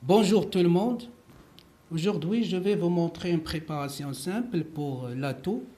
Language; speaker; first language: French; non-native, local second language; Arabic